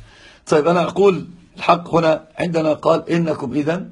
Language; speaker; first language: Arabic; native; Arabic